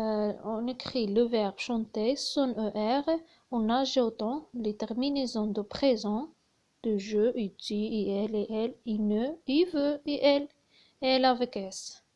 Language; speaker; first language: French; non-native, learner; Arabic